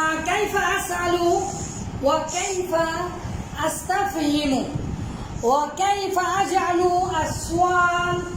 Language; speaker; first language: Arabic; non-native, fluent; Bangla